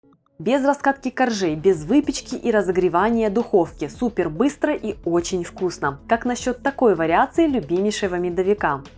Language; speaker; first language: Russian; native; Russian